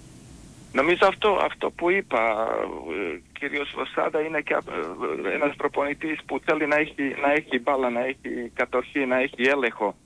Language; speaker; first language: Greek; non-native, fluent; Serbian